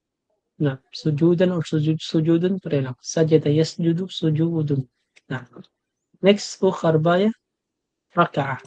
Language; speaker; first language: Arabic; non-native, fluent; Filipino